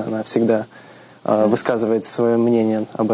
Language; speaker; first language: Russian; early bilingual, heritage; Russian